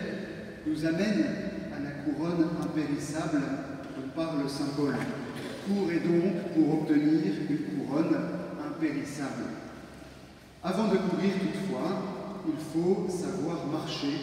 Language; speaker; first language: French; native; French